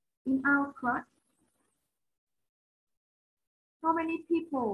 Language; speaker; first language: English; non-native, learner; Vietnamese